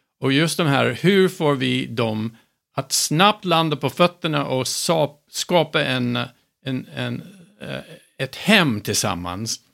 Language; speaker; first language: Swedish; non-native, fluent; English